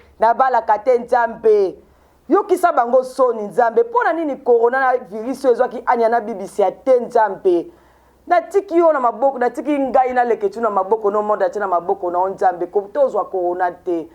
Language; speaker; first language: Lingala; native; Lingala